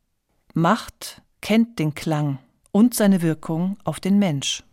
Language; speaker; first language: German; native; German